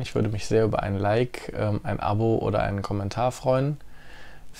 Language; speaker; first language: German; native; German